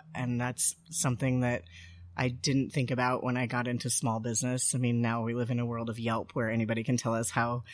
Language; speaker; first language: English; native; English